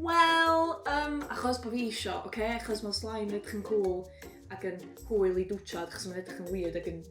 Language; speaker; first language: Welsh; native; Welsh